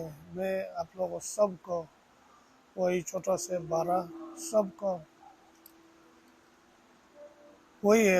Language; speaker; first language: Hindi; non-native, local second language; Tibetan